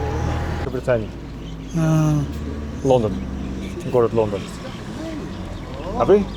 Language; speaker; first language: Russian; non-native, learner; English